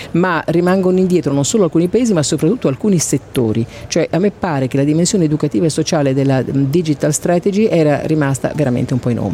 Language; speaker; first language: Italian; native; Italian